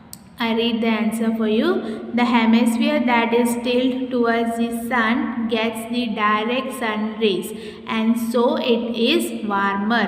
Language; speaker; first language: English; non-native, local second language; Hindi